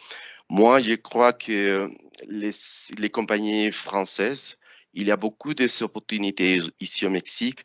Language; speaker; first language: French; non-native, fluent; Spanish